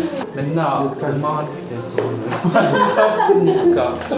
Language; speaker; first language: Korean; non-native, fluent; Japanese